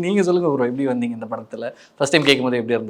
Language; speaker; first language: Tamil; native; Tamil